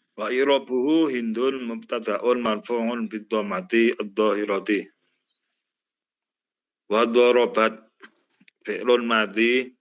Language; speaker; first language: Arabic; non-native, learner; Indonesian